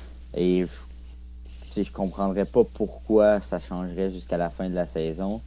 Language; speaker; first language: French; native; French